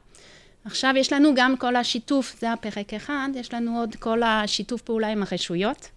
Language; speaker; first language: Hebrew; non-native, fluent; French